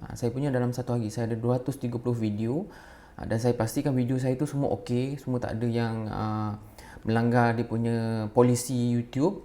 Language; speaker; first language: Malay; native; Malay